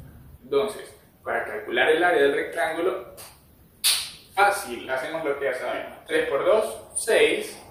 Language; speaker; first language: Spanish; native; Spanish